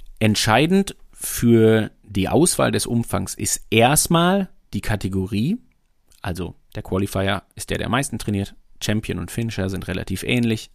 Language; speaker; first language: German; native; German